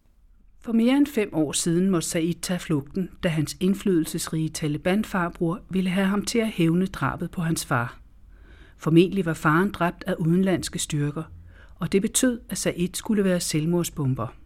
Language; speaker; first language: Danish; native; Danish